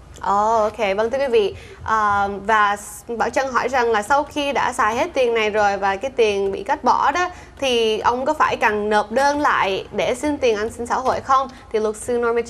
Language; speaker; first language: Vietnamese; early bilingual, heritage; Vietnamese